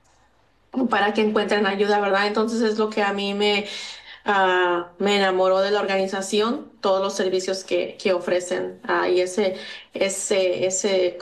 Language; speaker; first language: Spanish; native; Spanish